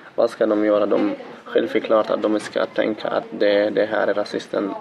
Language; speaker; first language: Swedish; non-native, fluent; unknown